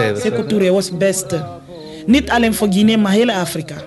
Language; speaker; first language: Dutch; non-native, fluent; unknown